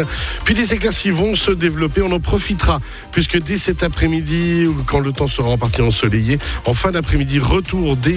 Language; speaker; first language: French; native; French